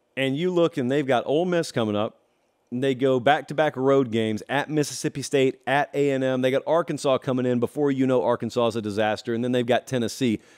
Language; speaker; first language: English; native; English